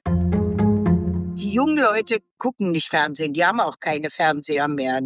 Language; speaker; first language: German; native; German